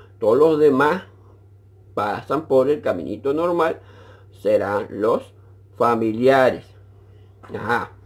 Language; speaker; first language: Spanish; native; Spanish